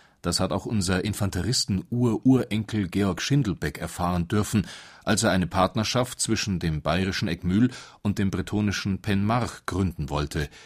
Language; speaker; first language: German; native; German